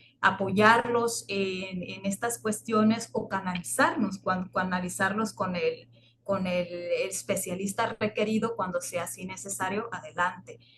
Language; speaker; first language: Spanish; native; Spanish